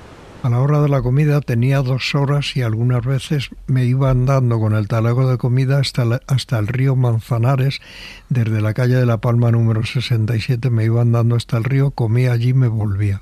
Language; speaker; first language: Spanish; native; Spanish